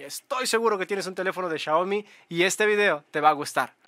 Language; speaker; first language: Spanish; native; Spanish